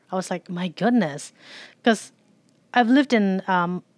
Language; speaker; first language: English; early bilingual, other home language; Burmese